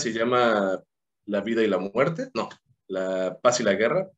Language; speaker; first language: Spanish; native; Spanish